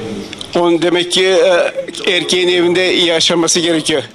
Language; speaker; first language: Turkish; non-native, fluent; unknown